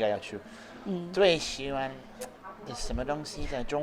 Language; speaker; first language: Chinese; non-native, learner; English